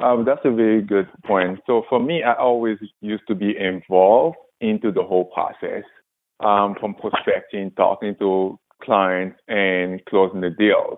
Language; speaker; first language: English; non-native, local second language; French